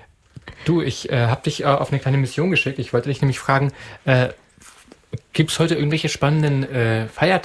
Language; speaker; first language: German; native; German